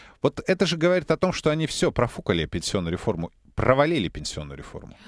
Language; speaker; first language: Russian; native; Russian